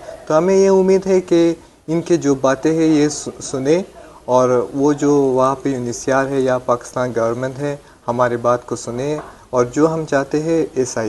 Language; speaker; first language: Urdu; non-native, fluent; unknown